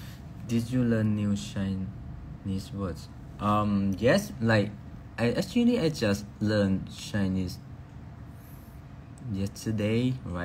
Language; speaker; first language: English; non-native, learner; Thai